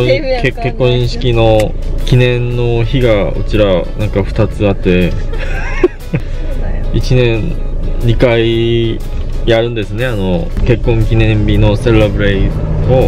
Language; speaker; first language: Japanese; non-native, fluent; Korean